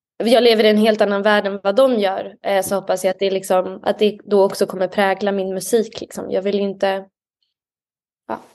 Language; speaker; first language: Swedish; native; Swedish